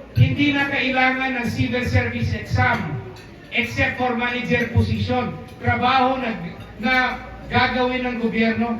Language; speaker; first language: Filipino; non-native, local second language; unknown